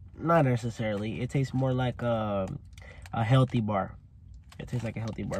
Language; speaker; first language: English; early bilingual, other home language; Spanish